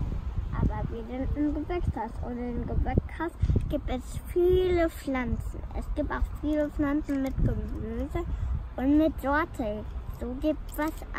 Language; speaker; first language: German; early bilingual, other home language; Indonesian